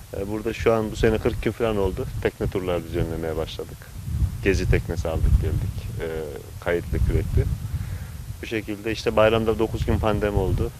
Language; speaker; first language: Turkish; native; Turkish